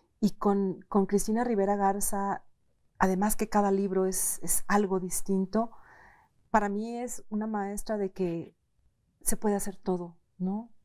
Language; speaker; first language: Spanish; native; Spanish